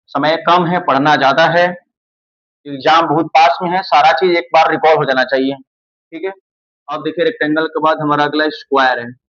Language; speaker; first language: Hindi; native; Hindi